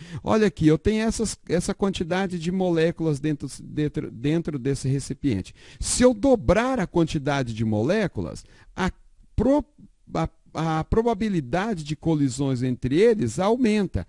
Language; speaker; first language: Portuguese; native; Portuguese